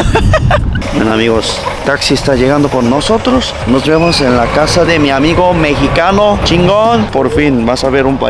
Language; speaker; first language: Spanish; non-native, fluent; Korean